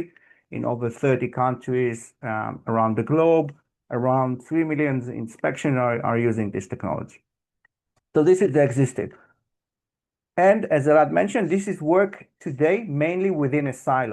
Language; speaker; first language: English; non-native, fluent; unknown